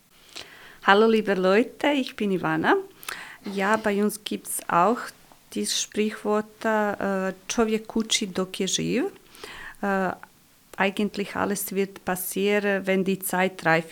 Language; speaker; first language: German; non-native, learner; Croatian